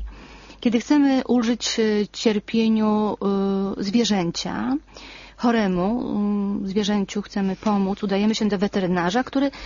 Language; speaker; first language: Polish; native; Polish